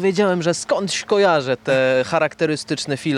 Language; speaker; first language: Polish; native; Polish